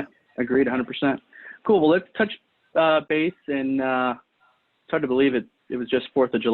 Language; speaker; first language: English; native; English